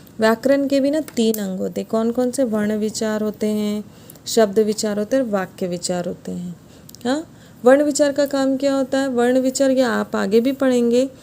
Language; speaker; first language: Hindi; native; Hindi